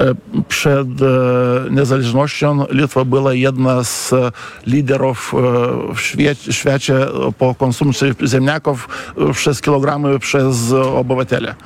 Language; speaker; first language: Polish; non-native, fluent; Lithuanian